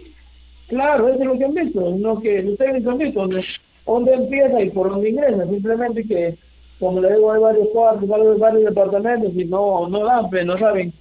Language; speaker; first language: Spanish; native; Spanish